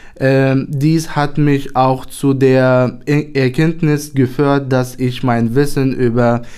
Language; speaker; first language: German; non-native, fluent; Arabic